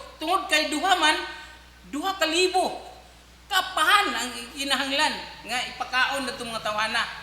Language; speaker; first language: Cebuano; native; Cebuano